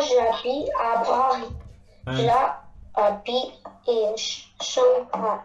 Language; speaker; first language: French; non-native, learner; Chinese